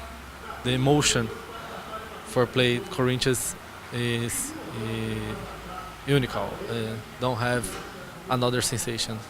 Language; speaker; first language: English; non-native, learner; Portuguese